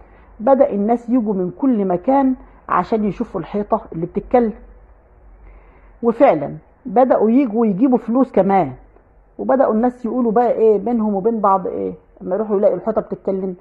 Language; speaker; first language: Arabic; native; Arabic